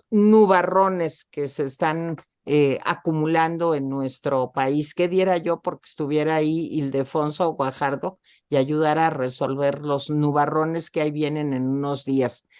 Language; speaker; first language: Spanish; native; Spanish